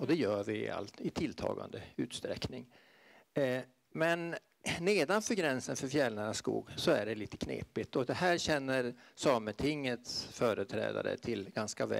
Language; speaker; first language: Swedish; native; Swedish